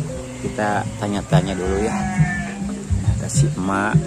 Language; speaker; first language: Indonesian; non-native, local second language; Sundanese